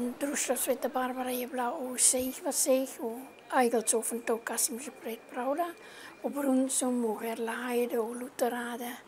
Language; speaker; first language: Slovenian; early bilingual, heritage; Slovenian